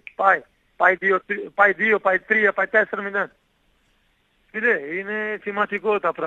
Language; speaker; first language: Greek; non-native, learner; Portuguese